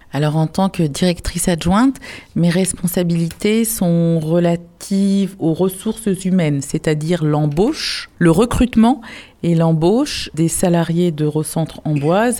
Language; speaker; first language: French; native; French